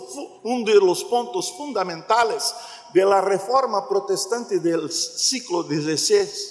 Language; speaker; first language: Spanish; non-native, learner; Portuguese